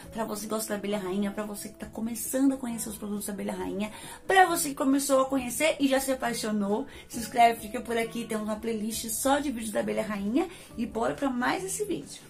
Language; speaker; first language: Portuguese; native; Portuguese